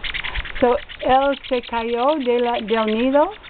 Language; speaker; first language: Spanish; non-native, learner; English